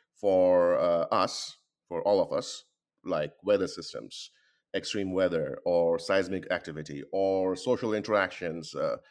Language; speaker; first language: English; non-native, local second language; Bangla